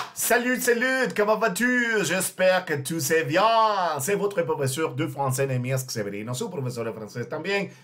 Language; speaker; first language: French; non-native, learner; Spanish